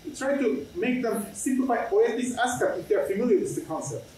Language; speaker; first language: English; non-native, fluent; Turkish